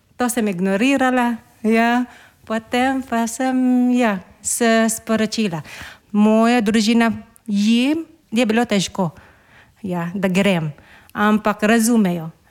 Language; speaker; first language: Slovenian; non-native, learner; Filipino